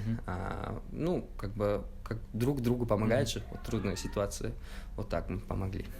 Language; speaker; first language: Russian; non-native, local second language; Uzbek